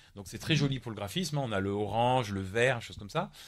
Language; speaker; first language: French; native; French